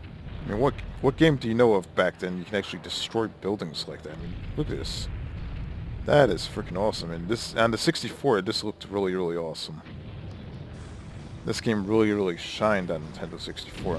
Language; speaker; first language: English; native; English